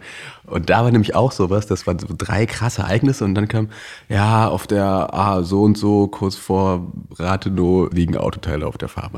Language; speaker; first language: German; native; German